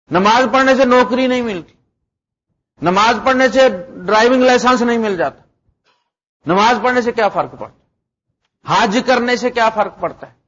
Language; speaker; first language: Urdu; non-native, local second language; Punjabi